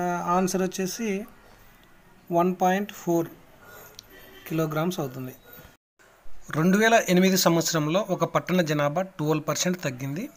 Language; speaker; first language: Telugu; native; Telugu